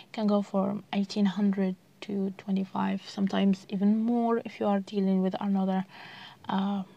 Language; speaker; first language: English; non-native, fluent; Arabic